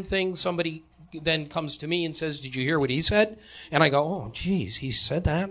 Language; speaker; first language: English; native; English